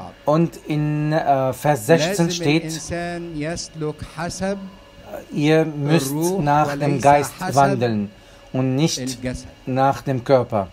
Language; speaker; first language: German; non-native, fluent; Arabic